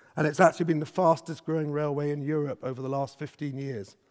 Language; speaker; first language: English; native; English